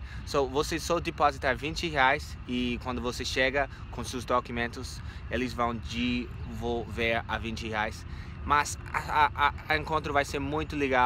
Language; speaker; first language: Portuguese; non-native, fluent; English